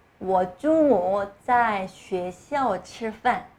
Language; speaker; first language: Chinese; non-native, learner; Korean